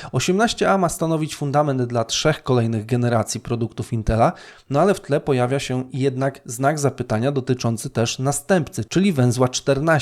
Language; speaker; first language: Polish; native; Polish